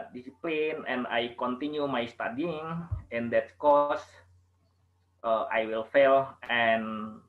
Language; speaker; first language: English; non-native, learner; Indonesian